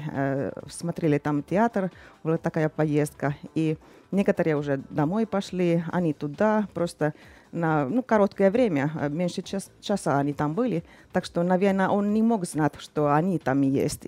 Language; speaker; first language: Russian; non-native, fluent; Finnish